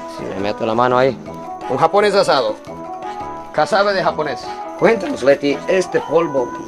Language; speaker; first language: Spanish; non-native, fluent; Japanese